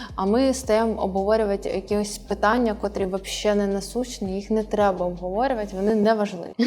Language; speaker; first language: Ukrainian; non-native, local second language; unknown